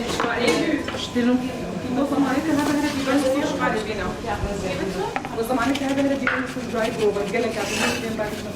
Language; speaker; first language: German; non-native, learner; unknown